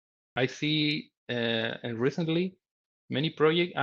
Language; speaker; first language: English; non-native, learner; Spanish